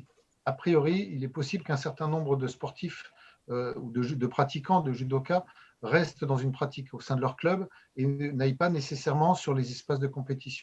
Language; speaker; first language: French; native; French